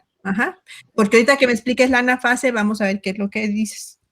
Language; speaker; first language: Spanish; native; Spanish